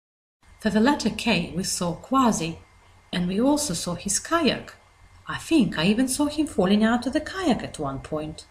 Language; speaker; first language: English; native; English